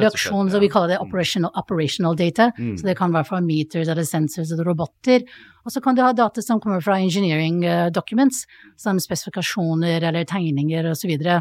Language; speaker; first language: Norwegian; non-native, fluent; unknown